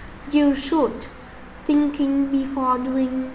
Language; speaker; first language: English; non-native, learner; Vietnamese